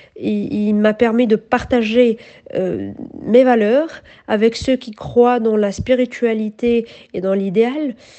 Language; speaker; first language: French; non-native, local second language; Arabic